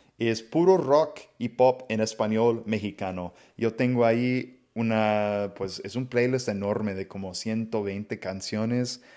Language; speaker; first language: Spanish; non-native, fluent; English